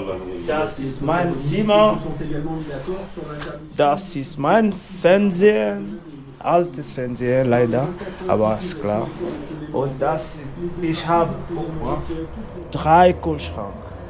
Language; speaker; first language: German; non-native, learner; French